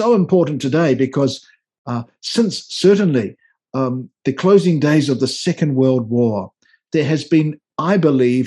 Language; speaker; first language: English; native; English